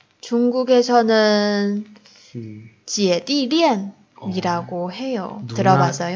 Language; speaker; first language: Korean; non-native, fluent; Chinese